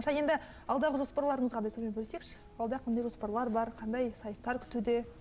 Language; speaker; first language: Kazakh; native; Kazakh